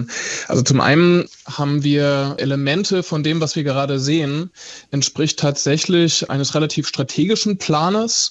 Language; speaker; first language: German; native; German